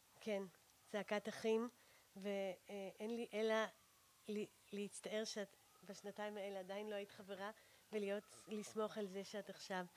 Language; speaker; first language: Hebrew; native; Hebrew